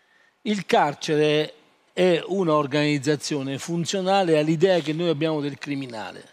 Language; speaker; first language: Italian; native; Italian